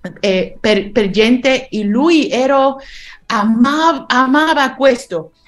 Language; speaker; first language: Italian; non-native, learner; Spanish